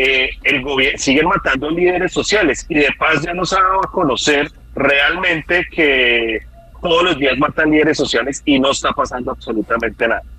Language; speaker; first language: Spanish; native; Spanish